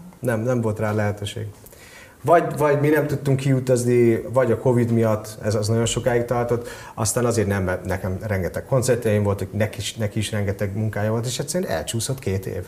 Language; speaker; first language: Hungarian; early bilingual, heritage; Hungarian